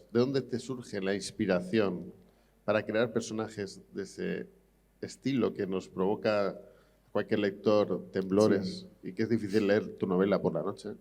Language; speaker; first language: Spanish; native; Spanish